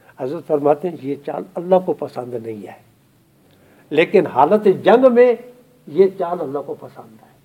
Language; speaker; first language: Urdu; non-native, local second language; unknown